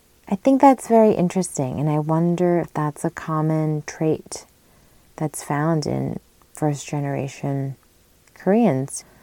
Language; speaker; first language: English; early bilingual, other home language; Korean